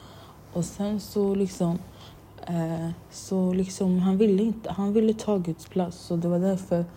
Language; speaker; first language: Swedish; non-native, local second language; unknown